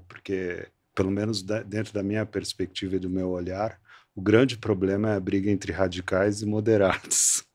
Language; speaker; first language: Portuguese; early bilingual, other home language; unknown